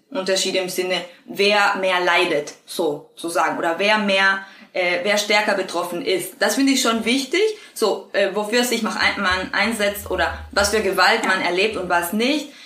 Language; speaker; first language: German; non-native, fluent; Spanish